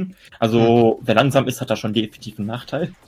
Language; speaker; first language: German; native; German